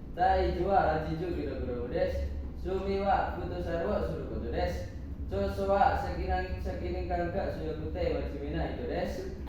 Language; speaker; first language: Japanese; non-native, learner; Javanese